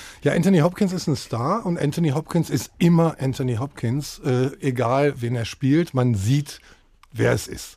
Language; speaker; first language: German; native; German